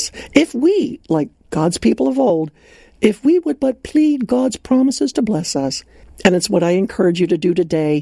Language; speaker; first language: English; native; English